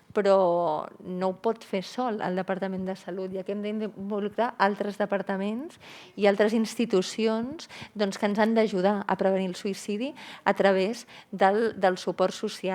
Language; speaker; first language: Catalan; native; Catalan